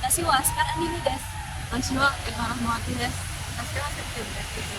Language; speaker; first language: Japanese; non-native, learner; Indonesian